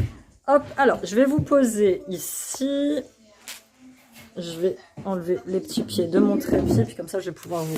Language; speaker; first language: French; native; French